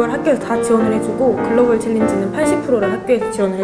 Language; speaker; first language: Korean; native; Korean